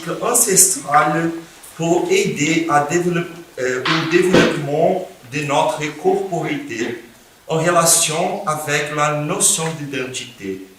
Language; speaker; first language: French; non-native, fluent; Portuguese